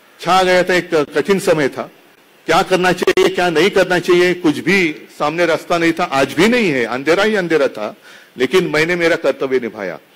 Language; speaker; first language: Hindi; non-native, local second language; Marathi